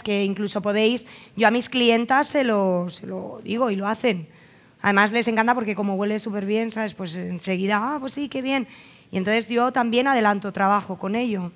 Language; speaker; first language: Spanish; native; Spanish